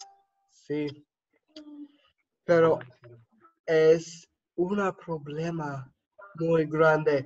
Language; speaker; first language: Spanish; non-native, learner; English